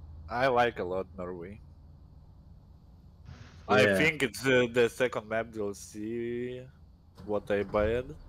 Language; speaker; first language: English; non-native, learner; Lithuanian